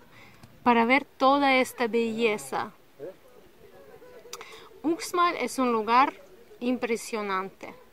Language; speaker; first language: Spanish; non-native, learner; Russian